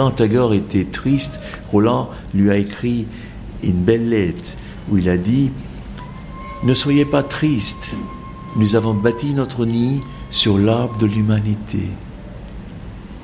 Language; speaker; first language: French; non-native, fluent; Bangla